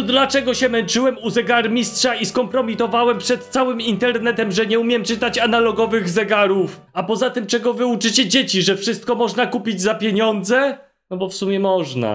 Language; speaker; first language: Polish; native; Polish